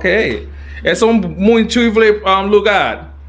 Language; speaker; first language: Spanish; non-native, learner; English